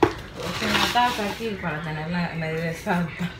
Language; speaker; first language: Spanish; native; Spanish